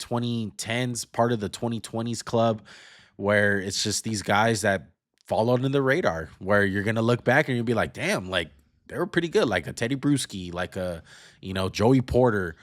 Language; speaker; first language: English; native; English